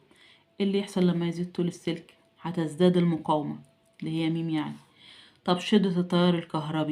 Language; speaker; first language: Arabic; native; Arabic